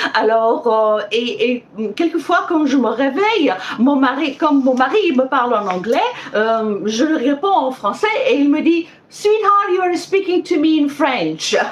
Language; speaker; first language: French; non-native, fluent; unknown